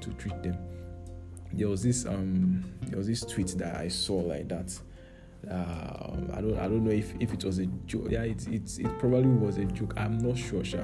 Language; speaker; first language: English; non-native, local second language; Yoruba